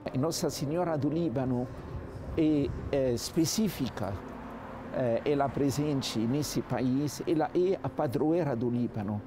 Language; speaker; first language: Portuguese; non-native, learner; Arabic